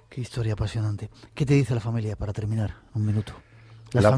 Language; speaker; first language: Spanish; native; Spanish